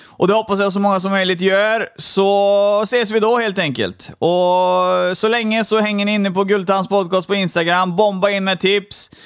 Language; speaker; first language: Swedish; native; Swedish